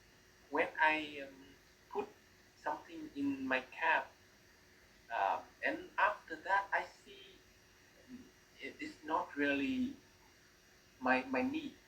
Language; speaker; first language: English; non-native, learner; Vietnamese